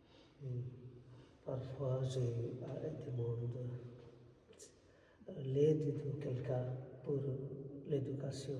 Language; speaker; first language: French; non-native, fluent; Bangla